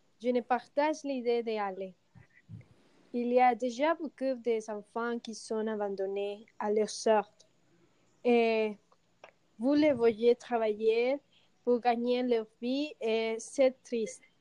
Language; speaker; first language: French; non-native, learner; Spanish